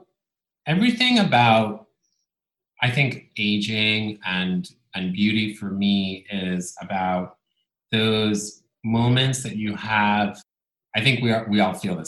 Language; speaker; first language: English; non-native, fluent; Italian